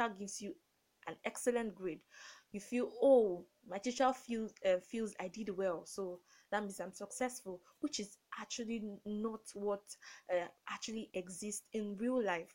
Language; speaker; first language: English; non-native, local second language; Yoruba